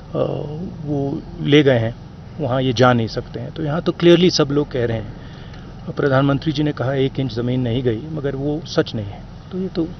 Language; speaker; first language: Hindi; native; Hindi